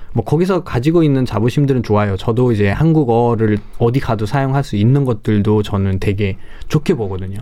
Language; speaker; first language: Korean; non-native, fluent; Nepali